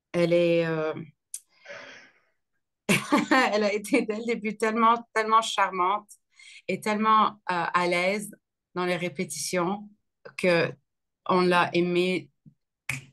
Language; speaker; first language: French; early bilingual, other home language; Arabic